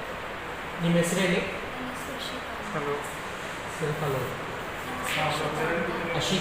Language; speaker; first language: Kannada; non-native, local second language; Urdu